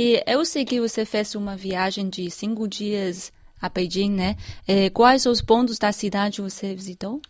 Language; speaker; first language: Portuguese; non-native, fluent; Chinese